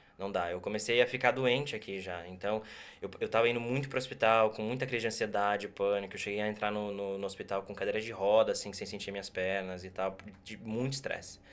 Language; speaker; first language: Portuguese; native; Portuguese